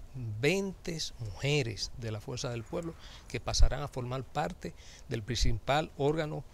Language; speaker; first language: Spanish; native; Spanish